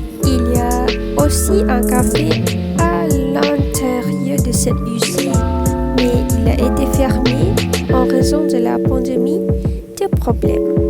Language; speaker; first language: French; non-native, learner; Malay